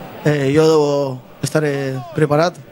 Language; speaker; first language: Italian; non-native, fluent; Spanish